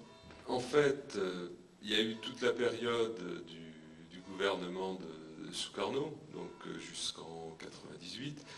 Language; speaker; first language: French; native; French